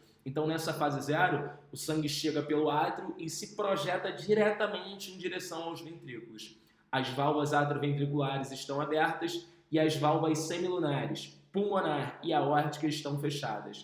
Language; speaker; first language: Portuguese; native; Portuguese